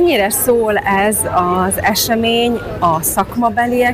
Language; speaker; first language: Hungarian; native; Hungarian